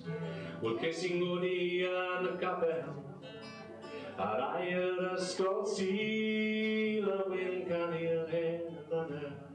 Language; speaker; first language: Welsh; native; Welsh